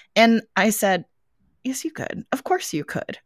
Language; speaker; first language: English; native; English